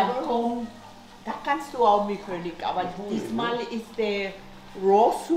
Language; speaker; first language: German; non-native, learner; Spanish